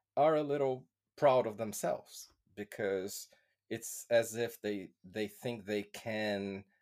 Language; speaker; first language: English; non-native, fluent; Portuguese